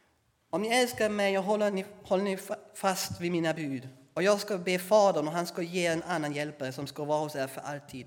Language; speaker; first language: Swedish; non-native, fluent; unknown